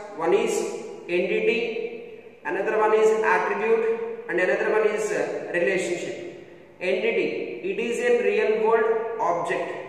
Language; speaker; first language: English; non-native, local second language; Telugu